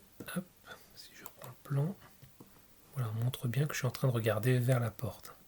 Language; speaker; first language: French; native; French